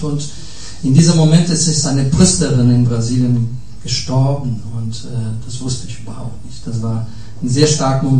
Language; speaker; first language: German; non-native, fluent; Portuguese